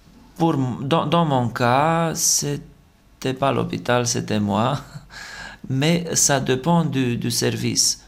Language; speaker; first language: French; non-native, fluent; Romanian